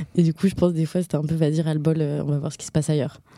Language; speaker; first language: French; native; French